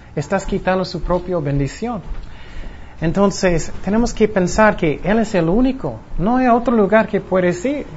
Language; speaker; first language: Spanish; non-native, fluent; English